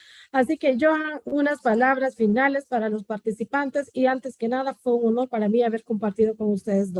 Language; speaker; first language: Spanish; native; Spanish